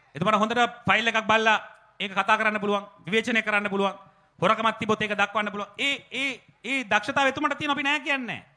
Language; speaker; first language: Sinhala; native; Sinhala